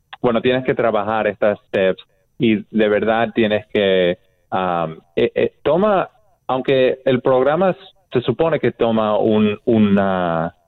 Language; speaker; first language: Spanish; non-native, fluent; English